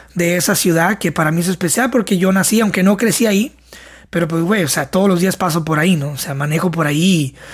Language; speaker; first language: Spanish; native; Spanish